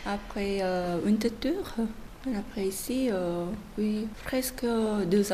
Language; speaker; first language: French; non-native, learner; Korean